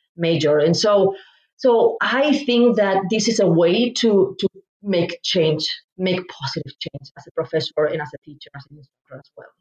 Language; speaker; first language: English; non-native, fluent; Spanish